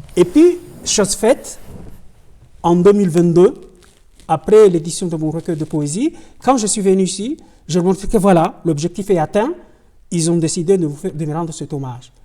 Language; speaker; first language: French; non-native, local second language; Ngazidja Comorian